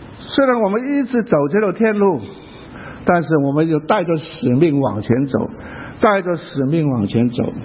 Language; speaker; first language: Chinese; non-native, local second language; Cantonese